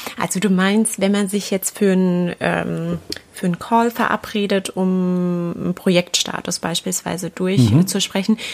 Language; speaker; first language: German; native; German